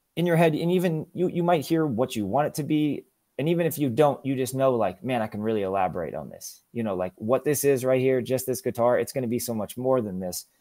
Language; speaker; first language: English; native; English